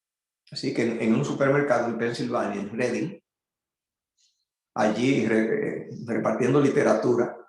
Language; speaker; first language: Spanish; native; Spanish